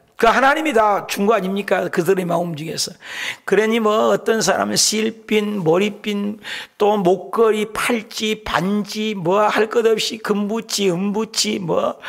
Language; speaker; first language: Korean; native; Korean